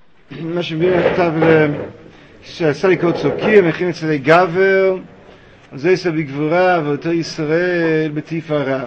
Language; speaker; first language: Hebrew; native; Hebrew